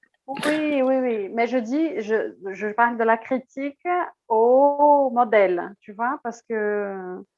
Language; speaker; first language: French; non-native, fluent; Portuguese